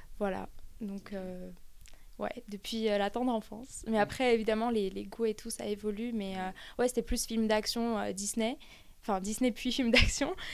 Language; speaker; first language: French; early bilingual, other home language; Armenian